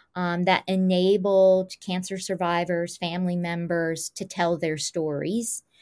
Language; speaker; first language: English; native; English